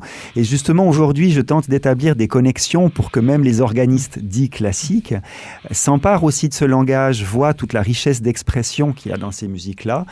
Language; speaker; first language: French; native; French